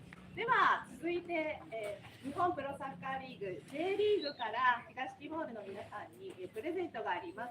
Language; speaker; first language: Japanese; native; Japanese